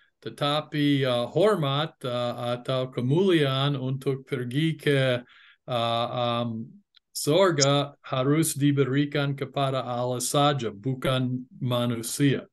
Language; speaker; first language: Indonesian; non-native, fluent; English